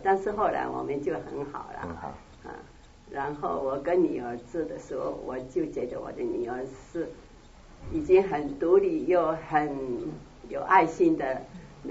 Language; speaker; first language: Chinese; native; Chinese